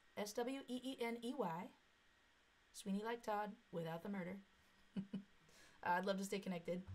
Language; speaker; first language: English; native; English